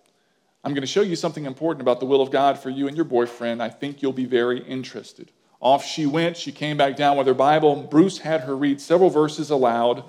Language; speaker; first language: English; native; English